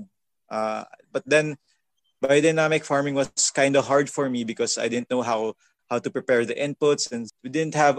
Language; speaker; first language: English; non-native, local second language; Filipino